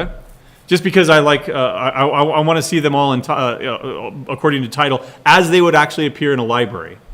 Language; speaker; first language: English; native; English